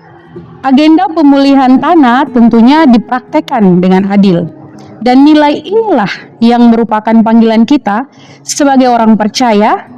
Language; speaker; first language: Indonesian; native; Indonesian